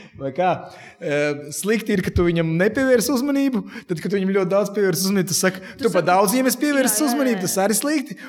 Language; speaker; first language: Latvian; native; Latvian